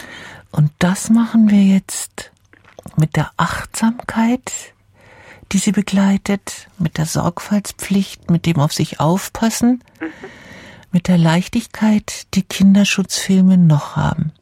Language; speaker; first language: German; native; German